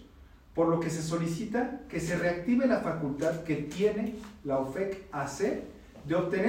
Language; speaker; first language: Spanish; native; Spanish